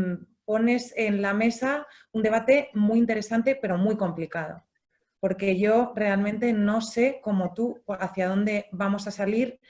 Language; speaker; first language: Spanish; native; Spanish